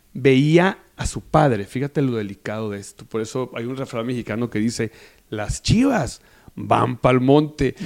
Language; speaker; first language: Spanish; native; Spanish